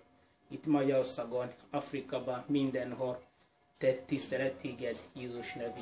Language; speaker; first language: Hungarian; non-native, learner; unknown